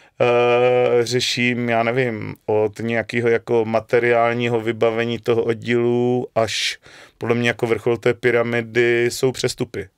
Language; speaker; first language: Czech; native; Czech